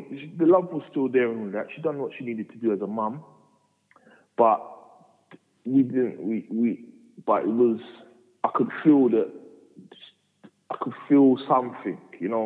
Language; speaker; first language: English; native; English